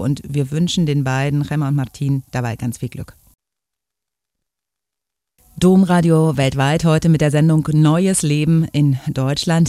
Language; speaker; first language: German; native; German